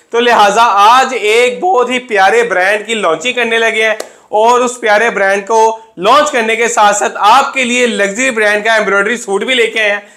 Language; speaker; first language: Urdu; non-native, local second language; Punjabi